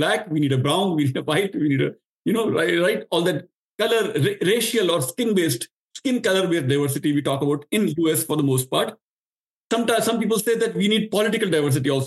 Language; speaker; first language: English; non-native, local second language; Marwari